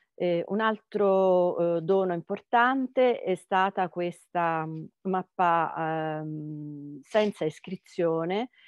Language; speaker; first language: Italian; native; Italian